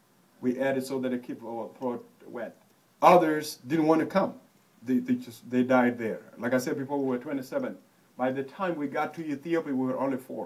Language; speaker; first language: English; non-native, fluent; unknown